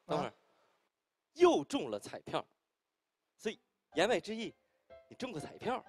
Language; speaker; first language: Chinese; native; Chinese